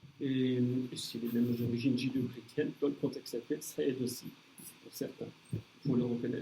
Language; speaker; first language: French; native; French